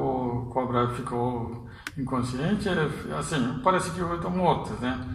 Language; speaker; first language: Portuguese; non-native, fluent; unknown